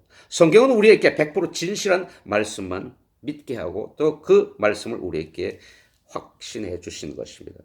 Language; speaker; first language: Korean; native; Korean